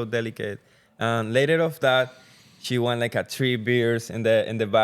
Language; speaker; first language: English; non-native, learner; Spanish